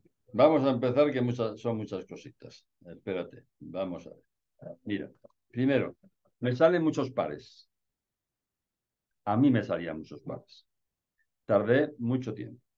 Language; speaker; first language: Spanish; native; Spanish